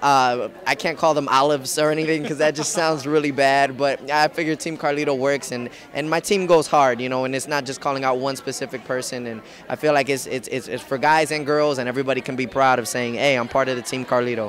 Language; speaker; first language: English; early bilingual, other home language; Spanish